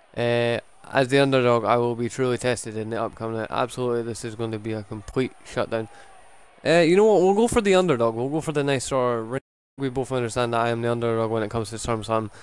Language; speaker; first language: English; native; English